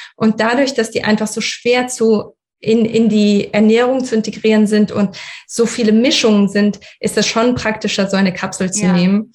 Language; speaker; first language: German; early bilingual, other home language; Russian